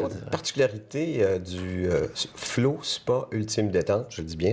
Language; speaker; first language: French; native; French